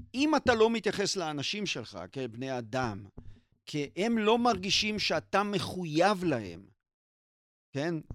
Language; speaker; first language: Hebrew; native; Hebrew